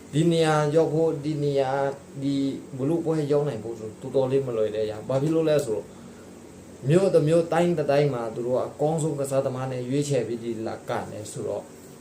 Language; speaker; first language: Burmese; non-native, local second language; Pa'o Karen